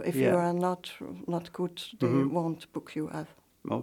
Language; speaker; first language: English; non-native, fluent; German